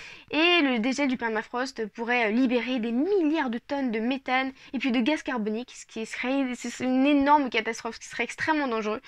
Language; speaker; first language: French; native; French